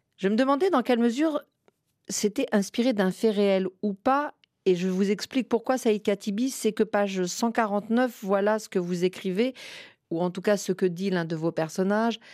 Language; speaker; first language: French; native; French